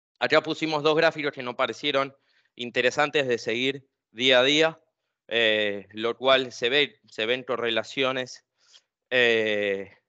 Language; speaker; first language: Spanish; native; Spanish